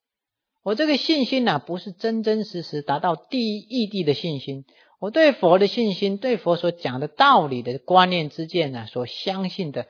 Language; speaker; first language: Chinese; native; Chinese